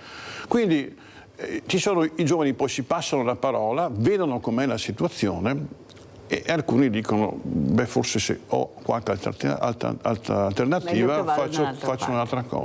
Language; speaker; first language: Italian; native; Italian